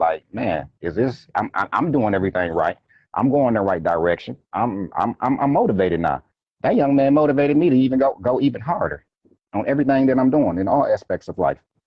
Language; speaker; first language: English; native; English